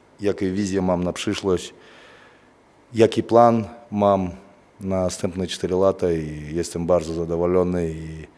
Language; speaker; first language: Polish; non-native, fluent; Russian